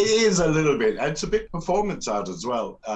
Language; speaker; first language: English; native; English